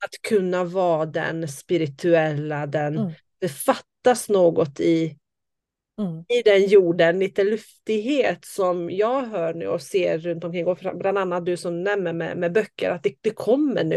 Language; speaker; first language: Swedish; non-native, fluent; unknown